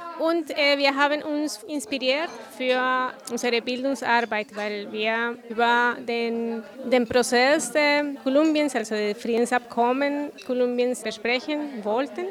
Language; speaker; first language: German; non-native, fluent; Spanish